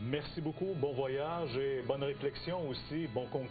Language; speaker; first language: French; native; French